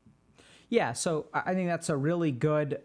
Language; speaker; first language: English; native; English